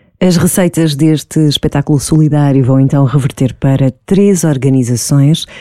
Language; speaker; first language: Portuguese; native; Portuguese